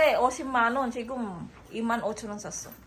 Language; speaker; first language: Korean; non-native, learner; Filipino